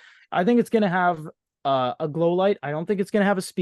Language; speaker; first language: English; native; English